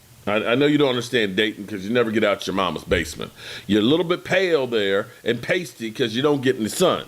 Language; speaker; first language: English; native; English